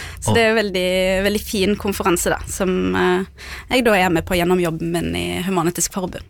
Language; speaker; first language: Norwegian; early bilingual, other home language; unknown